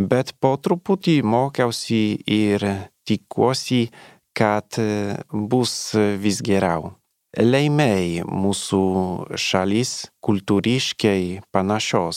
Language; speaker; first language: Lithuanian; non-native, learner; Polish